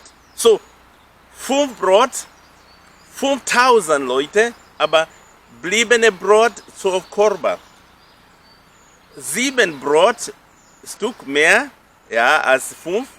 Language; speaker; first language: German; non-native, fluent; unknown